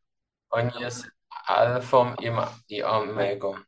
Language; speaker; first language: Polish; non-native, learner; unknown